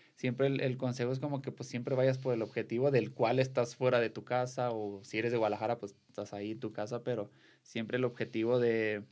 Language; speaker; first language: Spanish; native; Spanish